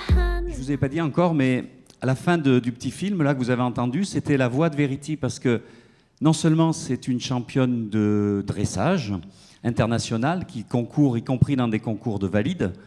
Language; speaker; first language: French; native; French